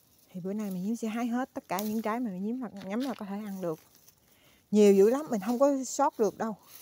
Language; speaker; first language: Vietnamese; native; Vietnamese